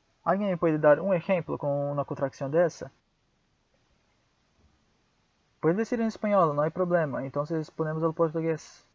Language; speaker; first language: Portuguese; non-native, fluent; Spanish